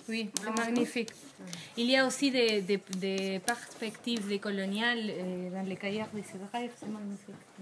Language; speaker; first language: French; non-native, fluent; Spanish